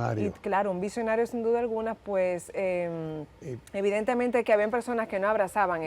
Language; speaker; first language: Spanish; native; Spanish